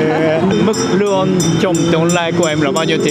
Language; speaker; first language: Vietnamese; non-native, fluent; Japanese